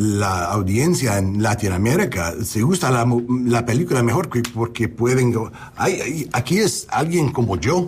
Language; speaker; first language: Spanish; non-native, learner; English